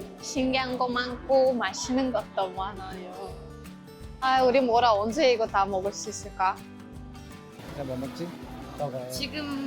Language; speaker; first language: Korean; non-native, fluent; Russian